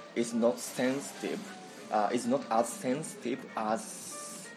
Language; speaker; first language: English; non-native, learner; Japanese